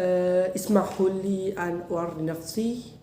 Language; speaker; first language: Arabic; non-native, learner; Indonesian